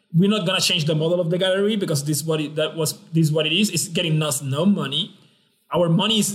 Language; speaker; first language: English; non-native, fluent; Spanish